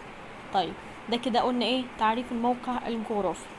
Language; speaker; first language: Arabic; native; Arabic